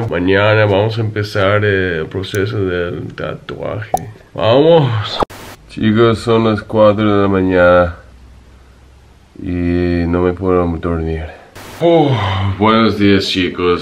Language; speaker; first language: Spanish; non-native, fluent; English